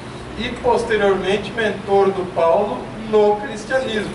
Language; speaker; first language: Portuguese; native; Portuguese